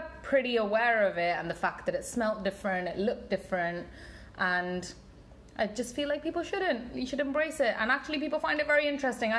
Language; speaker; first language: English; native; English